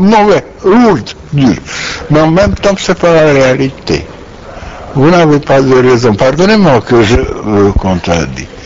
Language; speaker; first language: French; non-native, learner; Romanian